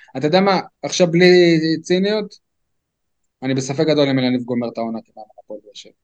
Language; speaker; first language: Hebrew; native; Hebrew